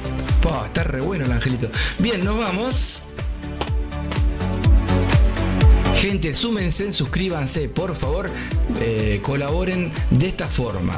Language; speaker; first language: Spanish; native; Spanish